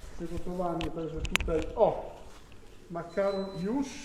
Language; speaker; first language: Polish; non-native, learner; Italian